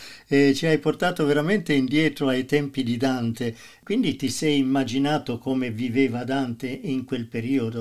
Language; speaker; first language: Italian; native; Italian